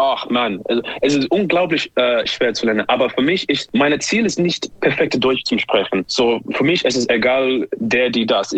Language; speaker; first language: German; non-native, learner; English